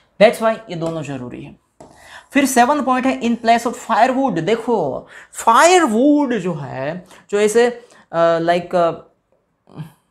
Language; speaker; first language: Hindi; non-native, local second language; Gujarati